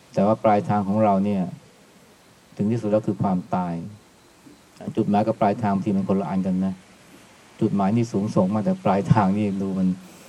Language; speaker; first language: Thai; native; Thai